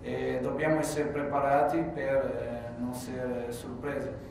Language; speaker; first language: Italian; non-native, fluent; Portuguese